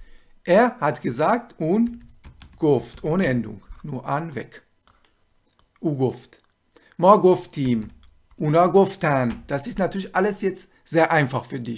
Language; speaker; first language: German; non-native, fluent; Persian